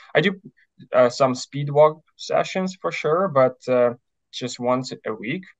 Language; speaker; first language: English; non-native, fluent; Ukrainian